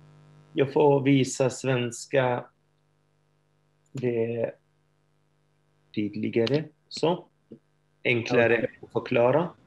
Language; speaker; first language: Swedish; non-native, fluent; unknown